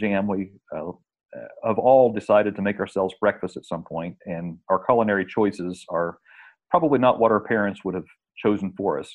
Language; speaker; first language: English; native; English